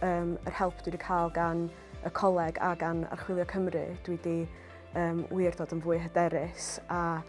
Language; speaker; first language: Welsh; native; Welsh